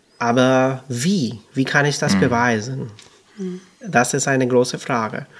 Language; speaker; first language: German; non-native, fluent; Urdu